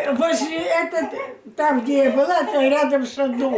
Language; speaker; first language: Russian; native; Russian